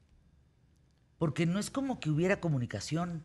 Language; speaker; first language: Spanish; native; Spanish